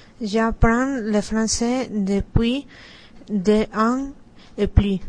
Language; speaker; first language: French; non-native, learner; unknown